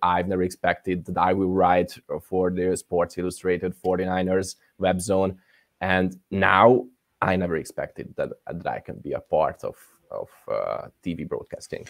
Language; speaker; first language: English; non-native, fluent; Hungarian